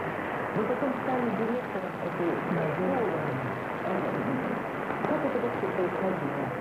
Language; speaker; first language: Russian; native; Russian